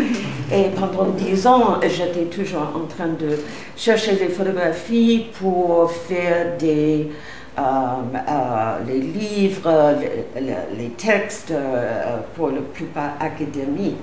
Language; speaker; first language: French; non-native, fluent; English